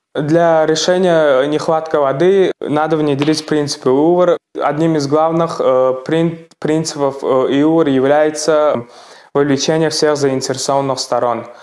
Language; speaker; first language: Russian; non-native, local second language; Turkmen